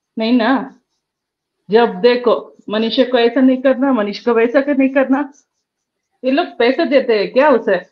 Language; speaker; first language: Hindi; non-native, local second language; Kannada